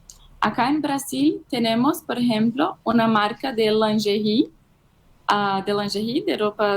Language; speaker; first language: Spanish; non-native, fluent; Portuguese